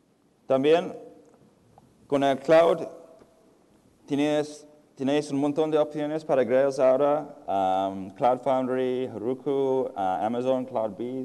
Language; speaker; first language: Spanish; non-native, fluent; English